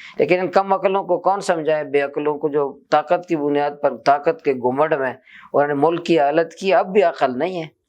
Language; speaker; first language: Urdu; non-native, local second language; Baluchi